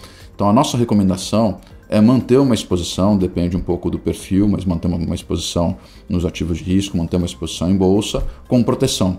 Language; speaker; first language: Portuguese; native; Portuguese